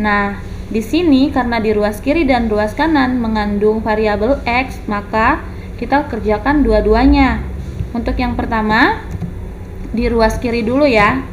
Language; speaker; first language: Indonesian; native; Indonesian